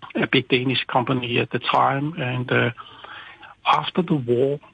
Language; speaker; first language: English; non-native, fluent; Danish